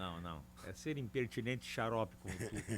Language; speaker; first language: Portuguese; native; Portuguese